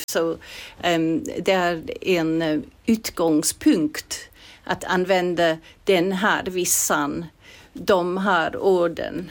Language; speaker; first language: Swedish; non-native, fluent; English